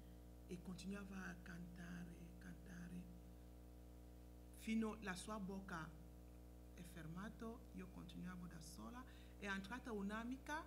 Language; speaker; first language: Italian; non-native, fluent; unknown